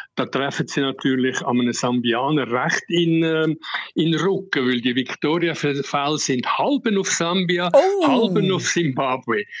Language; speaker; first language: German; native; German